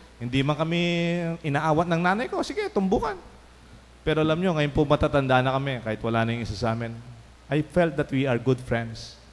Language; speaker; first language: Filipino; non-native, local second language; Pampanga